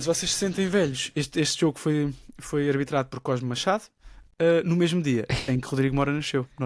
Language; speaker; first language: Portuguese; native; Portuguese